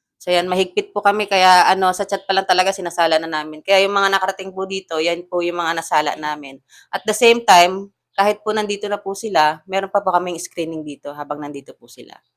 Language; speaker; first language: Filipino; native; Filipino